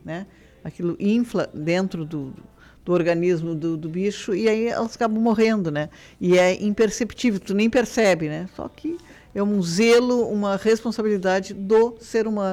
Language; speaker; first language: Portuguese; native; Portuguese